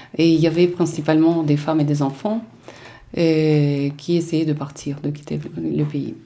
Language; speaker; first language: French; non-native, fluent; Russian